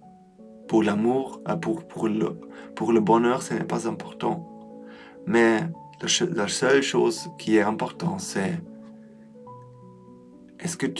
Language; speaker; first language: French; non-native, learner; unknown